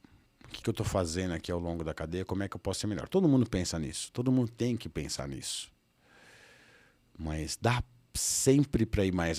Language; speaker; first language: Portuguese; native; Portuguese